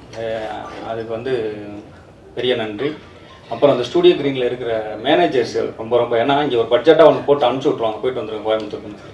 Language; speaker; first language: Tamil; native; Tamil